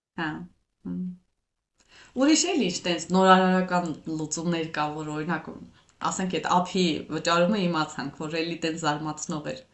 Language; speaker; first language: Armenian; native; Armenian